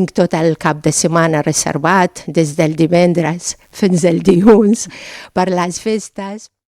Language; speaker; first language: Catalan; non-native, fluent; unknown